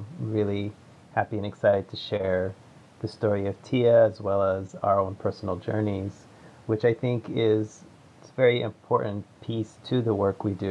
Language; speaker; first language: English; native; English